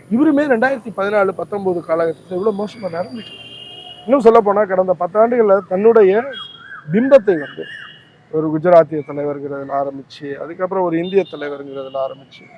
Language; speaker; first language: Tamil; native; Tamil